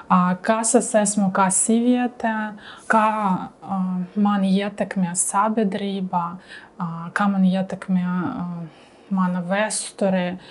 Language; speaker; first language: Latvian; non-native, learner; Russian